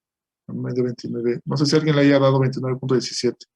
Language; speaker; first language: Spanish; native; Spanish